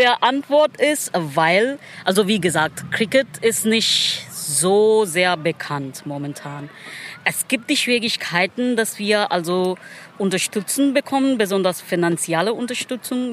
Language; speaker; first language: German; non-native, learner; Pashto